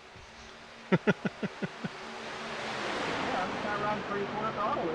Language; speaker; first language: English; native; English